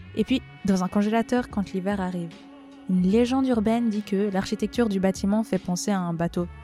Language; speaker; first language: French; native; French